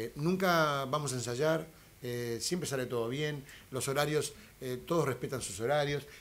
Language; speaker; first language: Spanish; native; Spanish